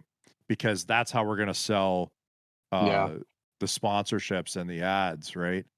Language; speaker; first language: English; native; English